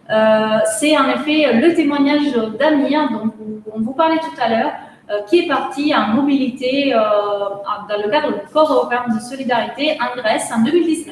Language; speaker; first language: French; native; French